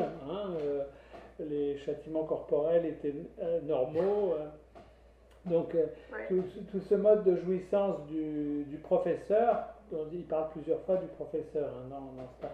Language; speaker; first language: French; native; French